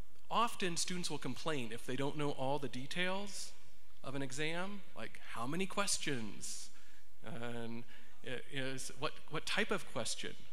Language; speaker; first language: English; native; English